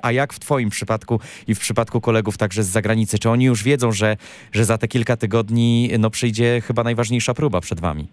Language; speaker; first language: Polish; native; Polish